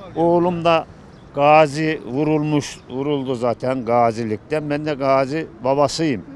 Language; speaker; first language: Turkish; native; Turkish